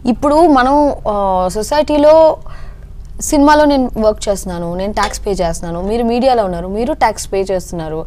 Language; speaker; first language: Telugu; early bilingual, heritage; Telugu